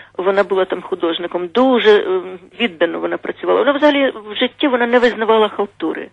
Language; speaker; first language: Ukrainian; native; Ukrainian